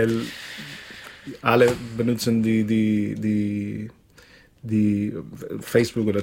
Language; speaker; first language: German; non-native, fluent; Spanish